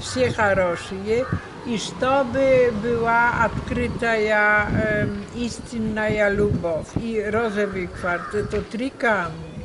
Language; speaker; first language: Russian; non-native, learner; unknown